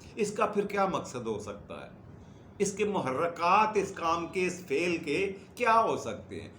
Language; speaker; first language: Urdu; native; Urdu